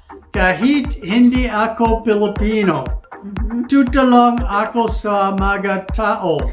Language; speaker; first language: Filipino; non-native, learner; English